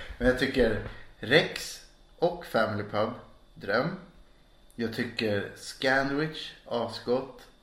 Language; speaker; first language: Swedish; native; Swedish